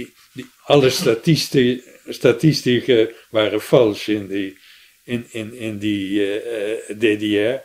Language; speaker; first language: German; non-native, fluent; Dutch